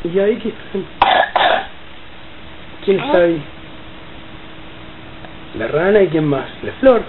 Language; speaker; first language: Spanish; native; Spanish